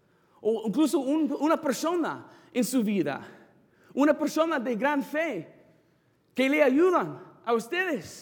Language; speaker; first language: Spanish; non-native, fluent; English